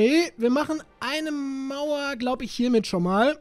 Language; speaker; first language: German; native; German